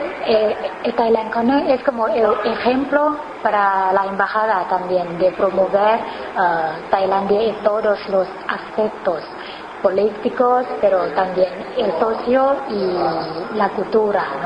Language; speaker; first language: Spanish; non-native, learner; Thai